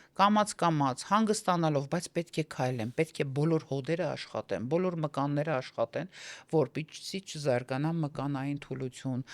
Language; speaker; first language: Armenian; native; Armenian